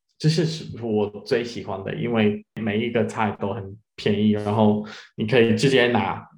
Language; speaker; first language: Chinese; non-native, learner; English